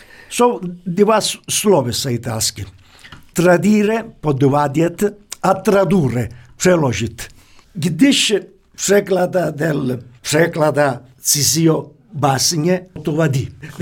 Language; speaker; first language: Czech; non-native, fluent; Italian